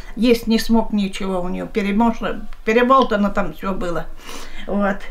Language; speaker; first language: Russian; native; Russian